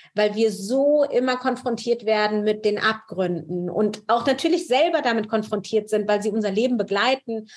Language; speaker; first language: German; native; German